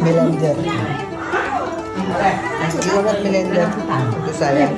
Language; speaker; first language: Indonesian; non-native, learner; Turkish